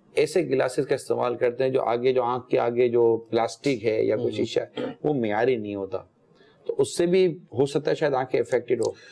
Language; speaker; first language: Urdu; native; Urdu